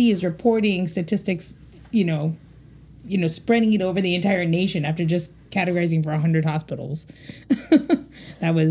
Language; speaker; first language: English; native; English